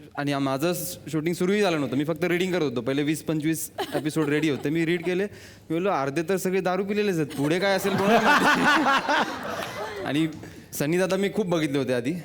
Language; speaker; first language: Marathi; native; Marathi